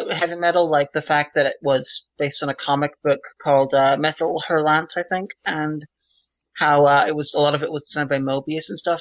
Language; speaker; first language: English; native; English